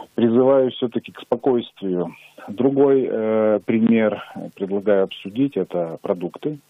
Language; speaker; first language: Russian; native; Russian